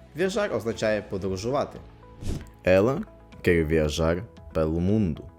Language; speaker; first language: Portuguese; non-native, fluent; Ukrainian